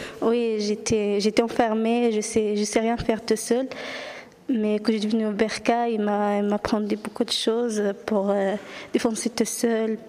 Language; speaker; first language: French; non-native, learner; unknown